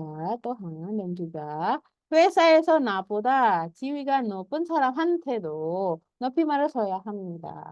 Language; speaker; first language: Korean; non-native, fluent; Indonesian